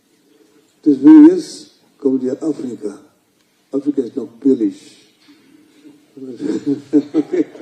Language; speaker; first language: German; non-native, fluent; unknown